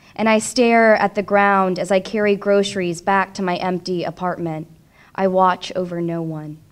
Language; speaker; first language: English; native; English